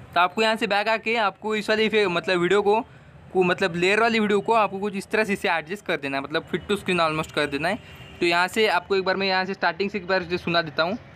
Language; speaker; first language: Hindi; non-native, local second language; Marathi